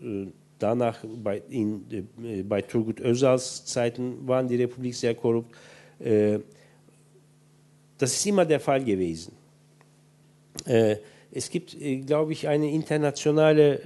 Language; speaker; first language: German; non-native, fluent; Turkish